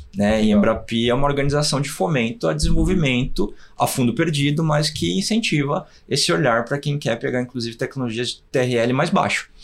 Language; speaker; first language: Portuguese; native; Portuguese